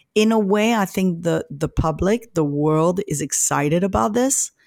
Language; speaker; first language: English; early bilingual, other home language; French